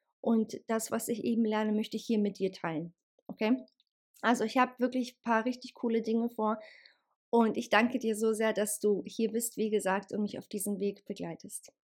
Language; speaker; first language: German; early bilingual, other home language; Bosnian